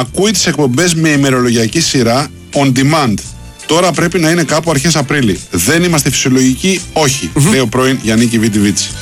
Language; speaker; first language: Greek; native; Greek